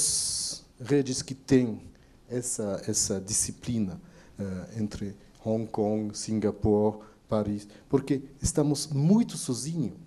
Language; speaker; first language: Portuguese; non-native, fluent; French